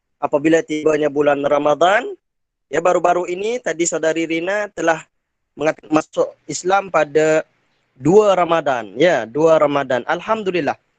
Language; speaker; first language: Malay; non-native, local second language; Iban